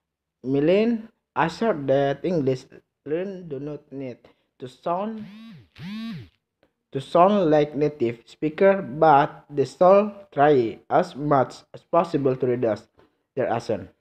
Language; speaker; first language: English; non-native, learner; Indonesian